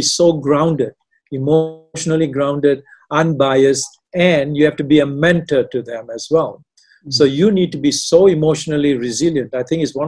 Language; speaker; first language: English; non-native, local second language; Tamil